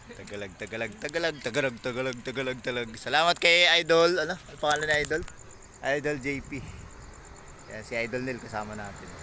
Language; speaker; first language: Filipino; native; Filipino